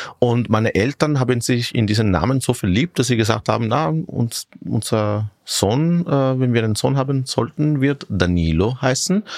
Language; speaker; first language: German; non-native, fluent; Italian